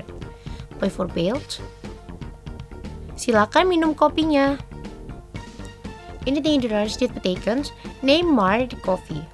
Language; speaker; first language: Dutch; non-native, learner; Indonesian